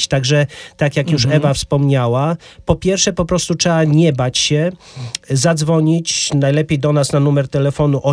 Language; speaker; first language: Polish; native; Polish